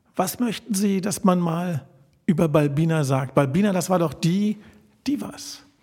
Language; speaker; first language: German; native; German